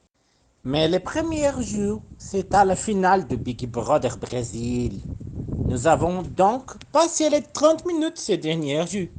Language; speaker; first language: French; non-native, learner; Portuguese